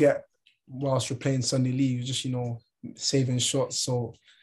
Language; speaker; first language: English; native; English